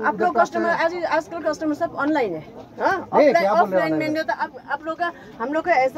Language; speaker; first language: Hindi; non-native, local second language; Nepali